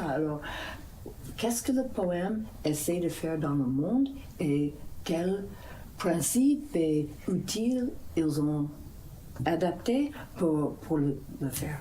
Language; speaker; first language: French; non-native, fluent; English